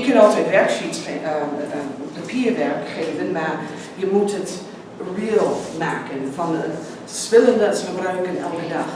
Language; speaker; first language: Dutch; non-native, learner; English